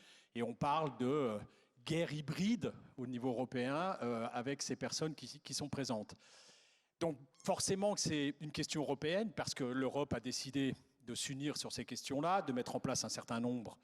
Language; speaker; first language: French; native; French